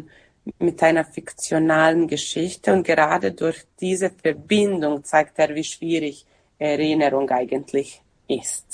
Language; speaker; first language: German; non-native, fluent; Serbian